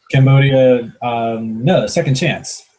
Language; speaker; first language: English; native; English